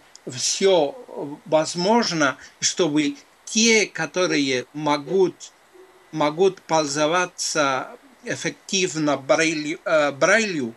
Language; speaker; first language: Russian; non-native, fluent; Spanish